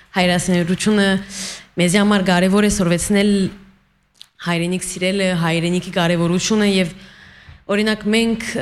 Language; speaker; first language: Armenian; early bilingual, heritage; Armenian